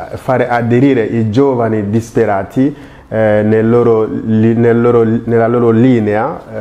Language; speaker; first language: Italian; non-native, fluent; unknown